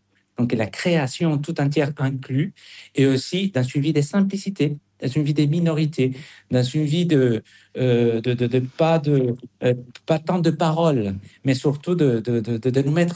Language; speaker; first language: French; non-native, fluent; Spanish